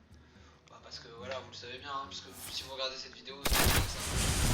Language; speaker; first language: French; native; French